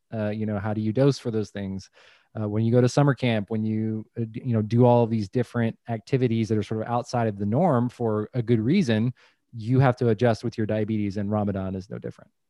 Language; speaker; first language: English; native; English